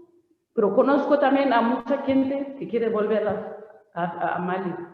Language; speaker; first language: Spanish; non-native, learner; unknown